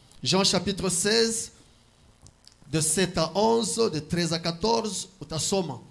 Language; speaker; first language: French; non-native, local second language; Swahili